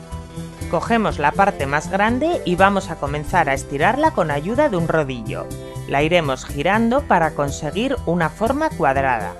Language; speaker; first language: Spanish; native; Spanish